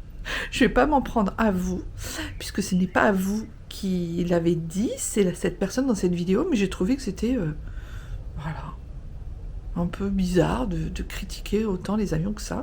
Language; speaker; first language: French; native; French